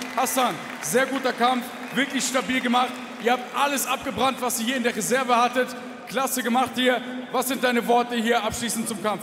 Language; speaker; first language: German; native; German